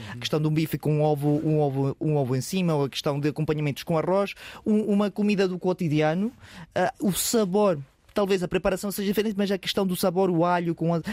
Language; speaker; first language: Portuguese; non-native, fluent; Spanish